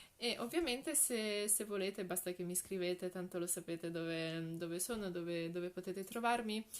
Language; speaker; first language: Italian; non-native, fluent; Polish